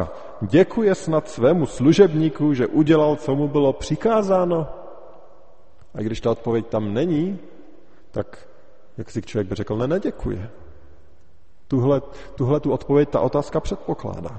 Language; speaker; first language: Czech; native; Czech